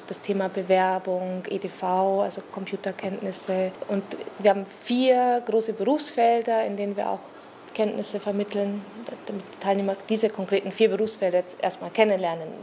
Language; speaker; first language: German; native; German